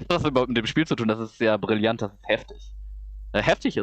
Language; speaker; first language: German; native; German